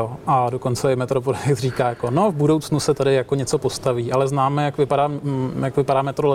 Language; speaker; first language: Czech; native; Czech